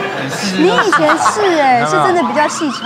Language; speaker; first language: Chinese; native; Chinese